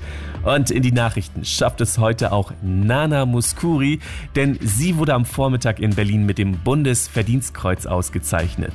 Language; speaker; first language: German; native; German